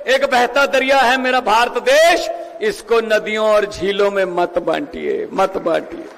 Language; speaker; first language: Hindi; non-native, local second language; Punjabi